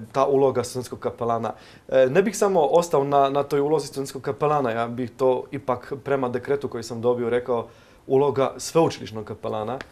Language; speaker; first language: Croatian; non-native, fluent; Polish